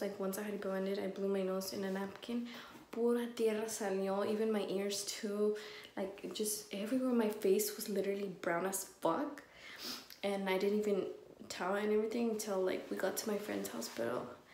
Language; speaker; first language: English; early bilingual, other home language; Spanish